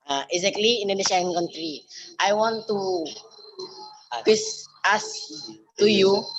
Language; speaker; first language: English; non-native, learner; Indonesian